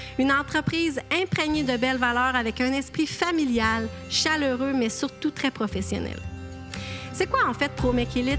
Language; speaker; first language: French; native; French